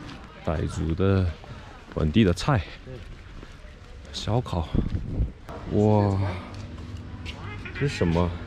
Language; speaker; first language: Chinese; non-native, fluent; Korean